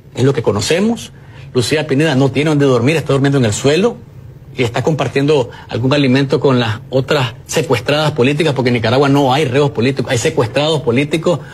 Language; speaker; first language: Spanish; native; Spanish